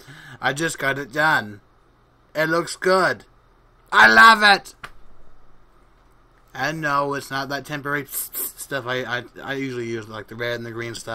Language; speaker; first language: English; native; English